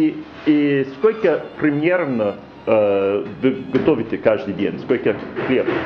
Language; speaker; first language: Russian; non-native, learner; English